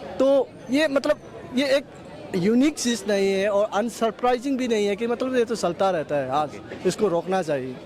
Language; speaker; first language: Hindi; non-native, local second language; Manipuri